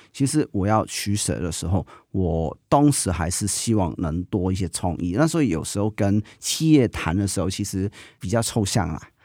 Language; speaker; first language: Chinese; non-native, local second language; Cantonese